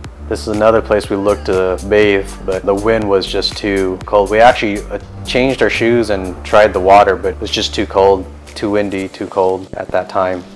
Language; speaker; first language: English; early bilingual, other home language; Vietnamese